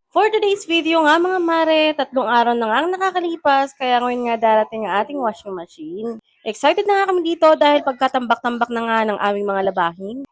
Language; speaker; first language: Filipino; non-native, local second language; Bikol